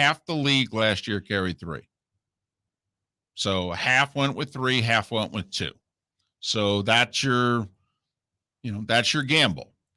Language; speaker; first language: English; native; English